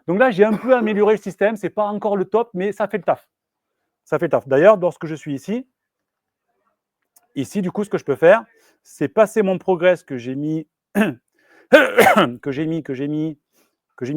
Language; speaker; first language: French; native; French